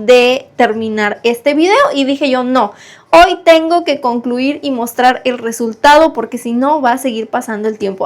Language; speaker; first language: Spanish; native; Spanish